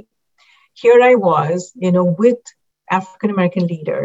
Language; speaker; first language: English; non-native, local second language; Hindi